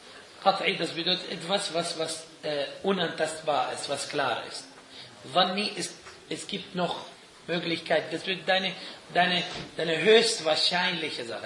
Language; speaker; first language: German; non-native, fluent; Arabic